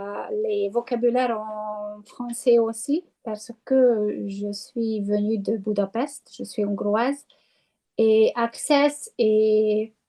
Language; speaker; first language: French; non-native, fluent; Hungarian